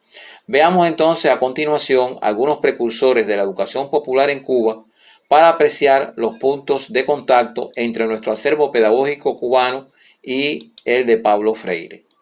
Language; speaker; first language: Spanish; native; Spanish